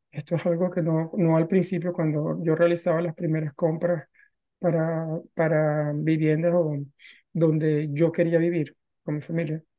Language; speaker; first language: Spanish; native; Spanish